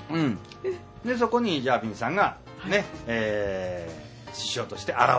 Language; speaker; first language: Japanese; native; Japanese